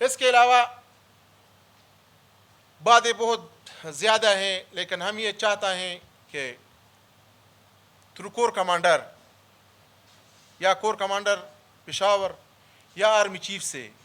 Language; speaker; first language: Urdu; early bilingual, other home language; Pashto